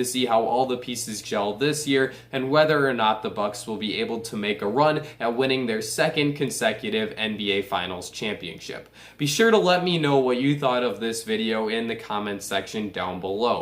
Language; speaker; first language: English; native; English